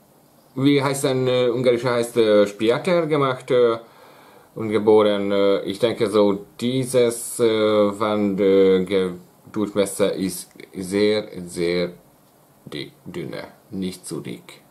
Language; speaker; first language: German; non-native, learner; Hungarian